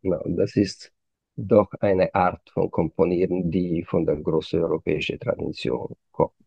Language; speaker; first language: German; non-native, fluent; Romanian